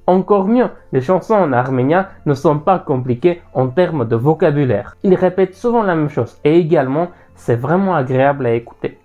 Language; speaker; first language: French; non-native, fluent; Armenian